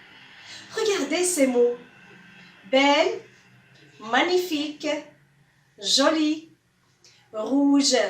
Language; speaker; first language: French; non-native, local second language; Arabic